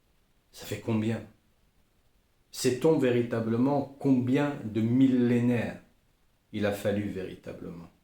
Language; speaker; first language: French; native; French